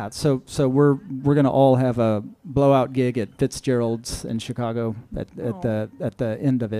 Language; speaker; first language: English; native; English